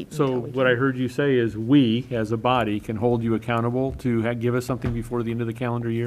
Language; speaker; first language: English; native; English